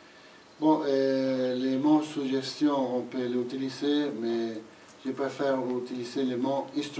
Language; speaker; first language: French; non-native, fluent; Spanish